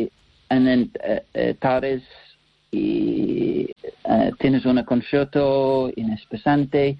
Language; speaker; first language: Spanish; non-native, learner; English